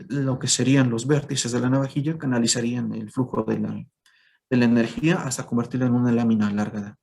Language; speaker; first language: Spanish; native; Spanish